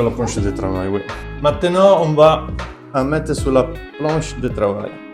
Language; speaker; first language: French; non-native, fluent; Italian